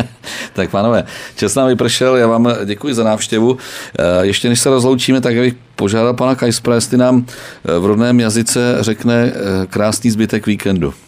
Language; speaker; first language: Czech; native; Czech